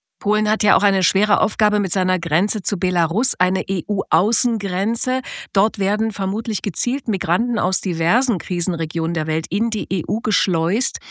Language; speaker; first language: German; native; German